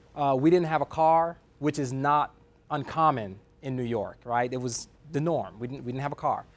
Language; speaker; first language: English; native; English